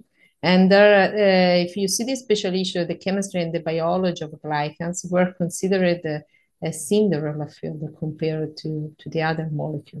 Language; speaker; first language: English; non-native, fluent; Italian